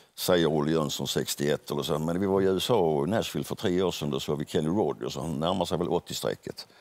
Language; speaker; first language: Swedish; native; Swedish